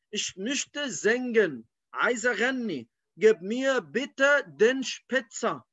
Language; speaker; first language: German; non-native, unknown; Arabic